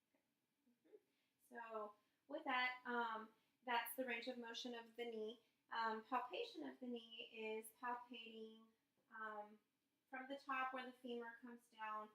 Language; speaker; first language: English; native; English